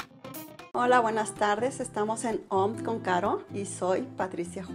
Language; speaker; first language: Spanish; native; Spanish